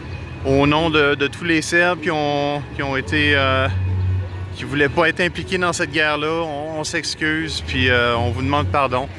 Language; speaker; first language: French; native; French